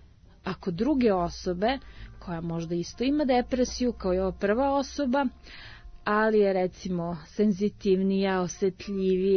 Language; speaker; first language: Serbian; native; Serbian